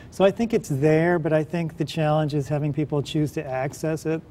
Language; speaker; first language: English; native; English